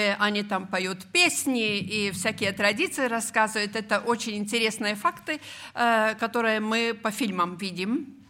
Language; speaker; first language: Russian; non-native, local second language; Latvian